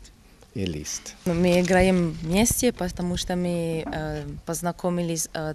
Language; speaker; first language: Russian; non-native, fluent; Italian